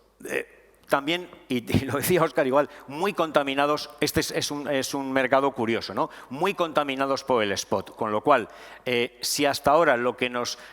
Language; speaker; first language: Spanish; native; Spanish